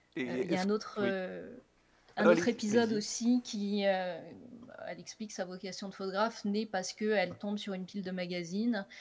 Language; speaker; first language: French; native; French